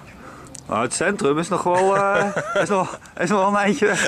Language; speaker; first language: Dutch; native; Dutch